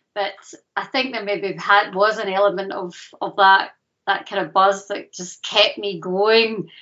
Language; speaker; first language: English; native; English